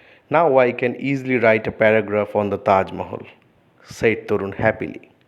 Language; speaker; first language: English; non-native, local second language; Bangla